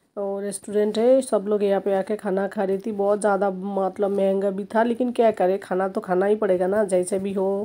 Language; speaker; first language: Hindi; non-native, local second language; Bangla